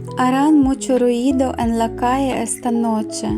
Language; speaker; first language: Spanish; non-native, fluent; Ukrainian